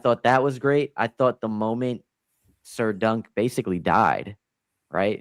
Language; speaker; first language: English; native; English